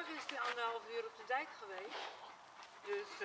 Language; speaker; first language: Dutch; native; Dutch